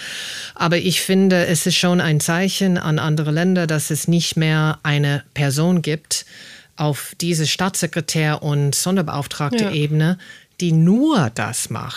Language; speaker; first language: German; non-native, fluent; English